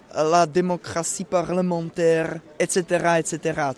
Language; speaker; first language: French; non-native, fluent; Czech